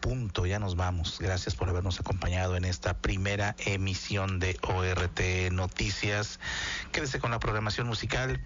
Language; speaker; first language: Spanish; native; Spanish